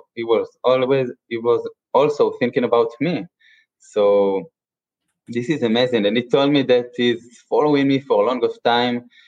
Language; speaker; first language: English; non-native, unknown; Hebrew